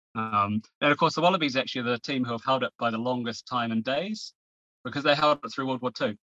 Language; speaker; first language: English; native; English